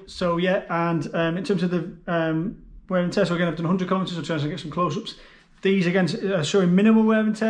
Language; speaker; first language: English; native; English